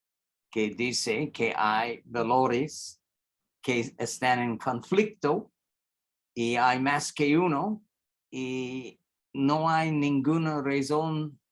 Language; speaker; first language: Spanish; non-native, fluent; English